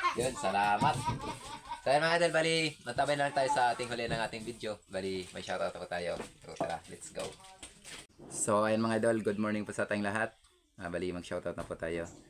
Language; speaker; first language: Filipino; non-native, local second language; Hiligaynon